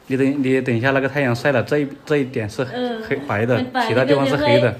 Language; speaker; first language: Chinese; native; Chinese